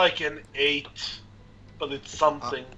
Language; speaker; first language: English; native; English